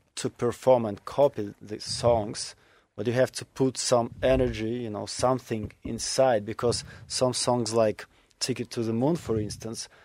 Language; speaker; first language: English; non-native, fluent; Russian